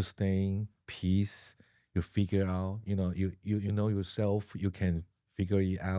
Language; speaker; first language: English; non-native, learner; Chinese